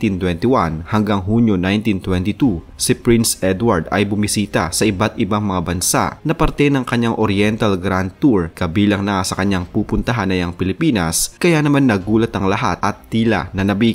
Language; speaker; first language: Filipino; native; Filipino